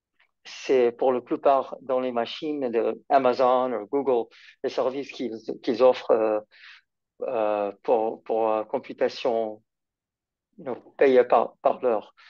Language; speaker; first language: French; non-native, fluent; English